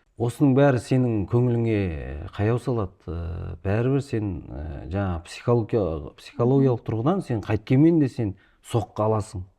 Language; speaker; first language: Kazakh; early bilingual, heritage; Kazakh